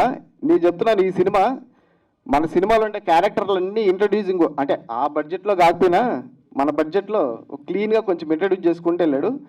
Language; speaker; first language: Telugu; native; Telugu